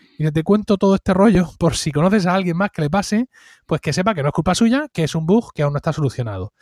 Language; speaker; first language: Spanish; native; Spanish